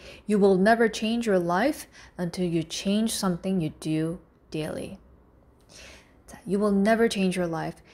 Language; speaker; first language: English; non-native, fluent; Korean